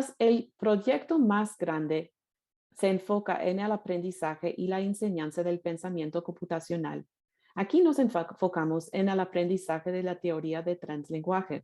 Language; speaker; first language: Spanish; non-native, fluent; English